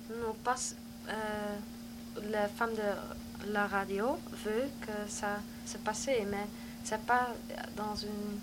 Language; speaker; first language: French; non-native, learner; Dutch